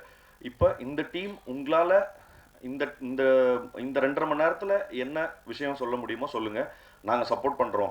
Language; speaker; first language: Tamil; native; Tamil